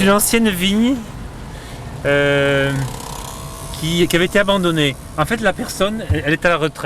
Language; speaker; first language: French; native; French